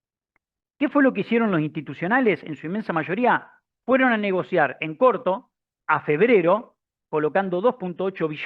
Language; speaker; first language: Spanish; native; Spanish